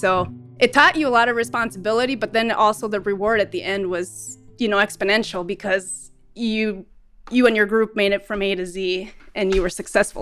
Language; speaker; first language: English; native; English